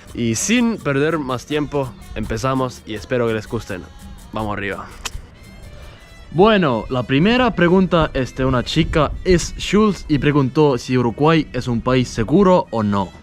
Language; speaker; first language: Spanish; non-native, fluent; Estonian